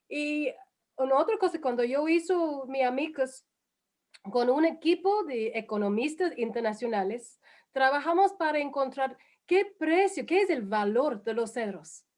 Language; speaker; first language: Spanish; non-native, fluent; English